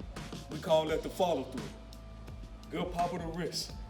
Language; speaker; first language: English; native; English